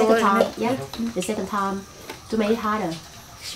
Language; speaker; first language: English; non-native, learner; Vietnamese